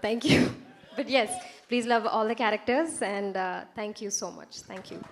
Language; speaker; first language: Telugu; non-native, learner; Malayalam